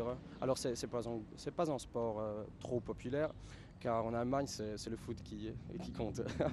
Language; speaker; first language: French; non-native, fluent; German